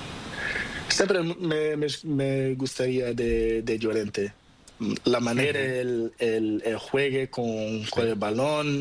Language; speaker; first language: Spanish; non-native, learner; Portuguese